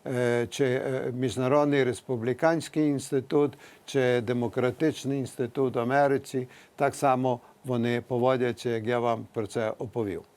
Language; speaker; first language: Ukrainian; early bilingual, heritage; Ukrainian